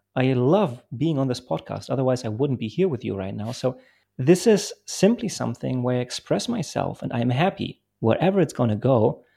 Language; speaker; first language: English; non-native, fluent; German